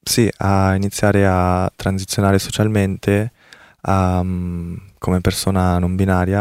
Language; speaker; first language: Italian; early bilingual, other home language; Korean